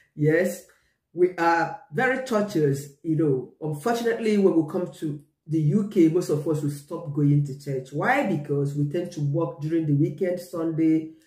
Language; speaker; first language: English; non-native, local second language; Igbo